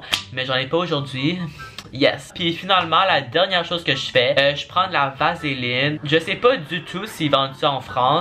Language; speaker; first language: French; native; French